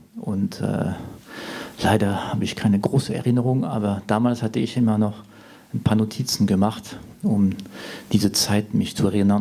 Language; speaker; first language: German; non-native, fluent; French